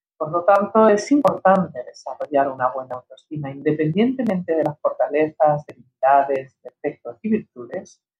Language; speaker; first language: Spanish; early bilingual, heritage; Spanish